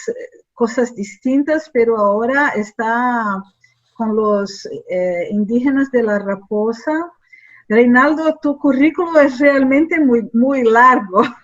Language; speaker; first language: Spanish; non-native, fluent; Portuguese